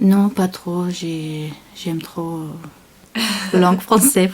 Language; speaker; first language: French; non-native, learner; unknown